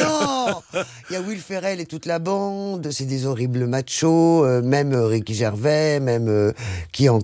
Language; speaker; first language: French; native; French